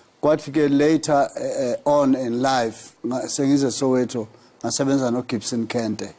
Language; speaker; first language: Zulu; native; Zulu